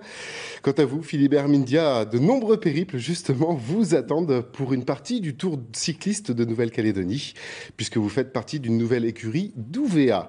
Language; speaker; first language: French; native; French